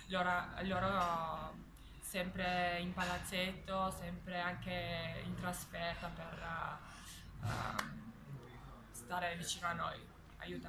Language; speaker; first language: Italian; non-native, learner; Albanian